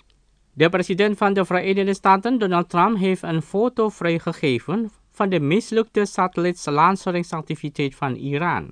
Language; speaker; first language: Dutch; non-native, fluent; Indonesian